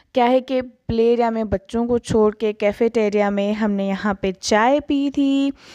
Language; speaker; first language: Urdu; native; Urdu